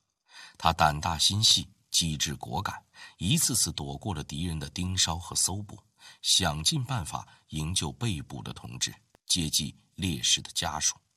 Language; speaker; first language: Chinese; native; Chinese